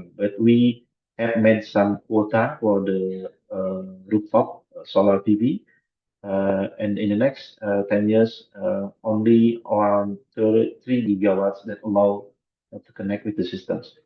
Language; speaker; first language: English; non-native, fluent; Indonesian